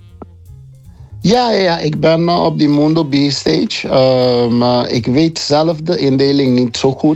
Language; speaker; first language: Dutch; non-native, local second language; Papiamento